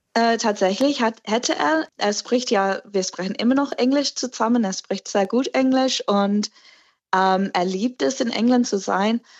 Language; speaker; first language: German; non-native, fluent; English